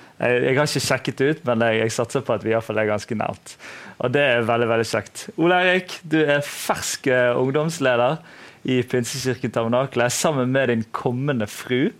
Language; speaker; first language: Norwegian; native; Norwegian